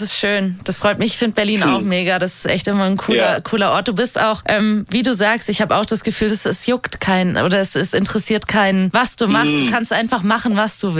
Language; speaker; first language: German; native; German